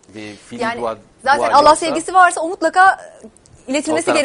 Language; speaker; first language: Turkish; native; Turkish